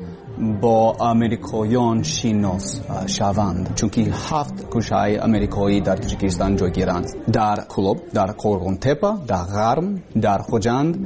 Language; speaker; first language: Persian; non-native, learner; English